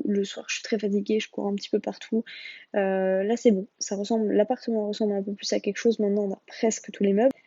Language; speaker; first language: French; native; French